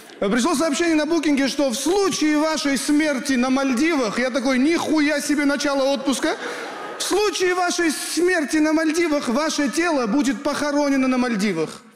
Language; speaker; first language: Russian; early bilingual, other home language; Kurdish